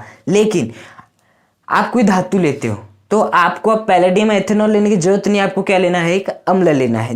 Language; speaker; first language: Hindi; native; Hindi